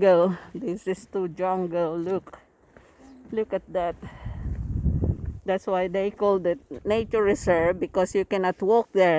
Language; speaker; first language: English; non-native, local second language; Filipino